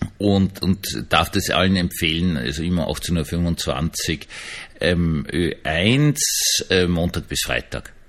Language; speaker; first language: German; native; German